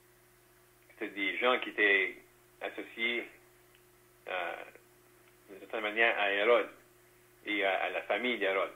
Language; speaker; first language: French; native; French